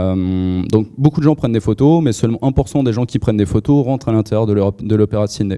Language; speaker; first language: French; native; French